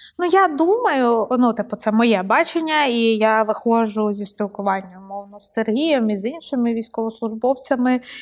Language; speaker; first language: Ukrainian; non-native, local second language; Russian